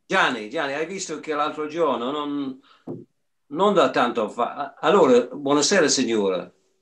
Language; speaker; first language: Italian; non-native, fluent; English